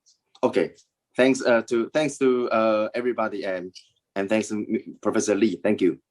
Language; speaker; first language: English; non-native, learner; Chinese